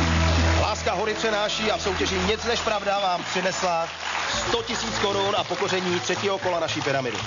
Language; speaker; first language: Czech; native; Czech